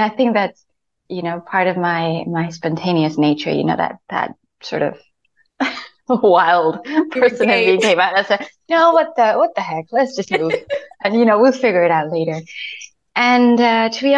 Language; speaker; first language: English; non-native, fluent; Spanish